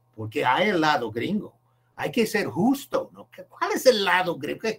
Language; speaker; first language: Spanish; non-native, fluent; English